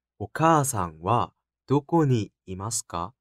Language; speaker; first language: Japanese; non-native, learner; Korean